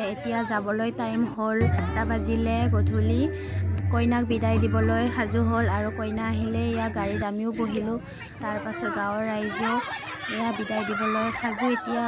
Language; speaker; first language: Assamese; non-native, local second language; Bodo